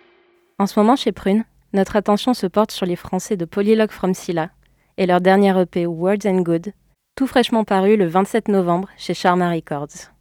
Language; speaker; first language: French; native; French